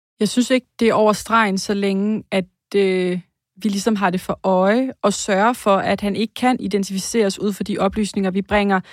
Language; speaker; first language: Danish; native; Danish